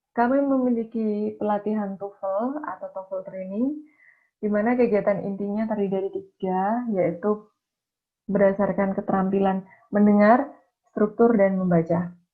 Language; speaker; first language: Indonesian; native; Indonesian